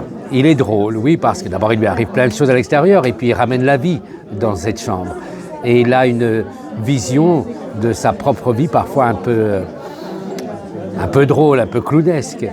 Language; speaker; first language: French; native; French